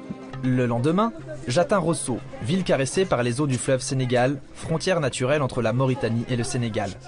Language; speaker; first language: French; native; French